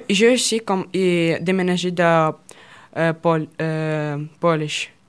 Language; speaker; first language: French; non-native, learner; Russian